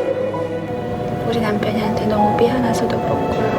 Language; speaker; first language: Korean; non-native, learner; Hungarian